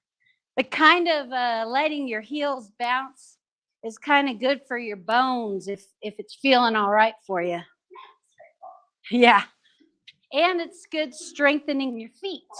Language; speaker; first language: English; native; English